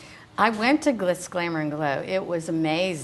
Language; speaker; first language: English; native; English